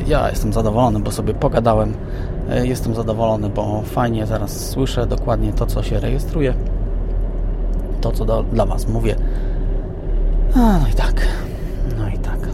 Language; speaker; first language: Polish; native; Polish